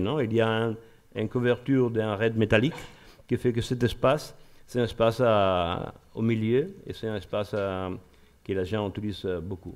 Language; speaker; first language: French; non-native, learner; Spanish